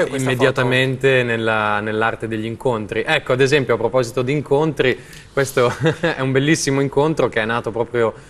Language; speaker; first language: Italian; native; Italian